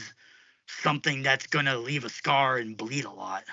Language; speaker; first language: English; native; English